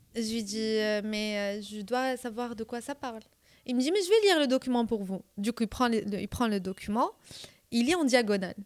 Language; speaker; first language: French; non-native, local second language; Arabic